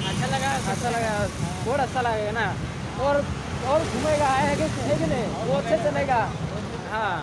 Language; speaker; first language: Hindi; non-native, local second language; Assamese